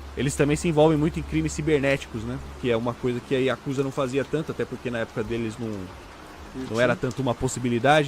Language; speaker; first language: Portuguese; native; Portuguese